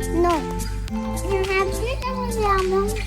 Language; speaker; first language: French; early bilingual, heritage; French